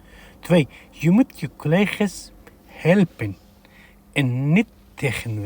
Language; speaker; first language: Dutch; non-native, fluent; Persian